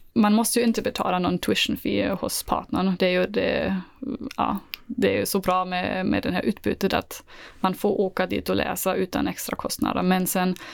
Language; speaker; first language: Swedish; non-native, fluent; German